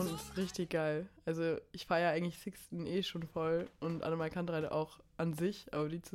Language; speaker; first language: German; native; German